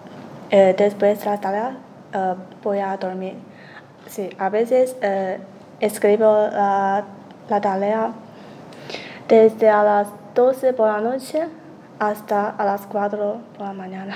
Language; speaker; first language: Spanish; non-native, learner; Chinese